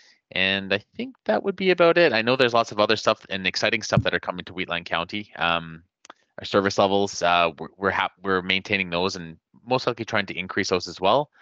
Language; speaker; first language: English; native; English